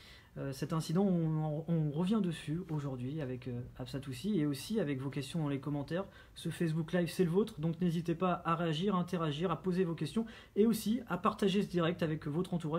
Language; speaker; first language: French; native; French